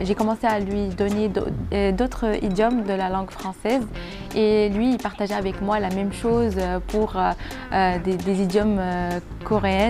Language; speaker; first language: French; non-native, local second language; Arabic